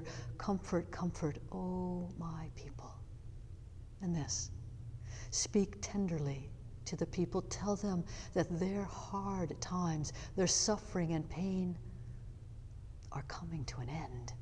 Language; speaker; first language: English; native; English